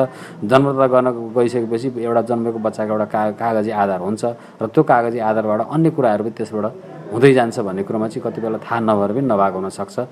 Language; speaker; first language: Nepali; native; Nepali